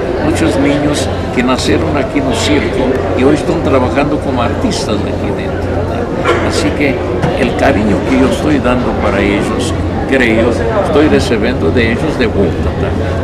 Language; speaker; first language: Spanish; non-native, fluent; Hungarian